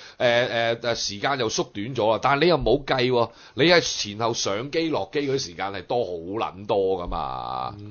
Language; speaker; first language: Cantonese; native; Cantonese